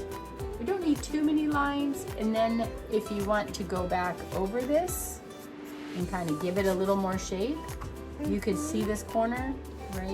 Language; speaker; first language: English; native; English